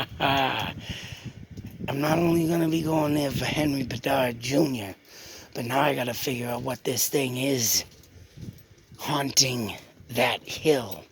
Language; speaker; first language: English; native; English